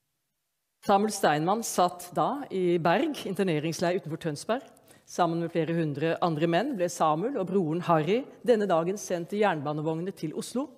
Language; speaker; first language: Norwegian; native; Norwegian